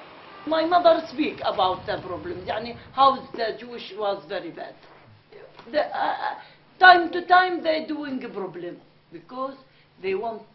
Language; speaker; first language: English; non-native, learner; Arabic